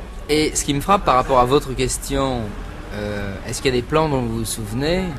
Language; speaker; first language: French; native; French